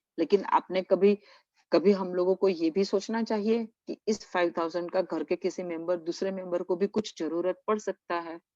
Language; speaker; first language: Hindi; non-native, local second language; Gujarati